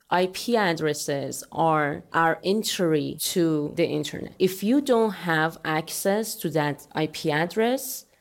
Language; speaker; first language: English; non-native, fluent; Persian